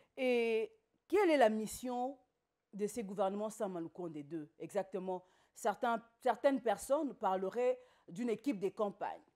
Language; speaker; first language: French; non-native, local second language; Lingala